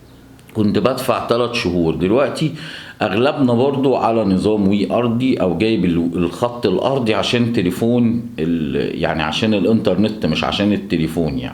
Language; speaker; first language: Arabic; native; Arabic